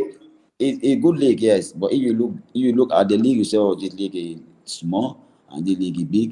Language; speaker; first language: English; non-native, learner; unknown